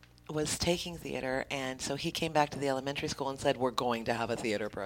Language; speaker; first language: English; native; English